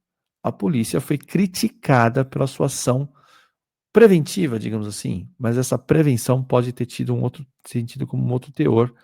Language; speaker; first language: Portuguese; native; Portuguese